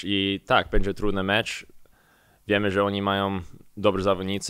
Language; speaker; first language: Polish; early bilingual, heritage; English